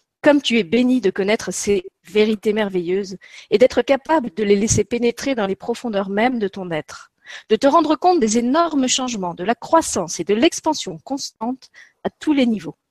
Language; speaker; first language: French; native; French